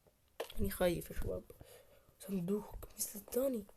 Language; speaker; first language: Arabic; native; Arabic